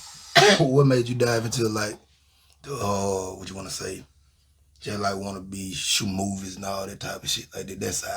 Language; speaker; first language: English; native; English